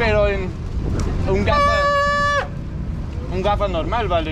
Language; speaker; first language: Spanish; non-native, learner; English